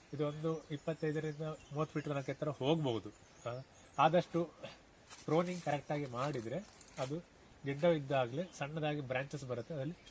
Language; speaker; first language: Kannada; native; Kannada